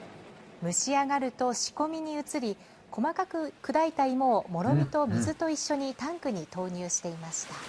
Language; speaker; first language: Japanese; native; Japanese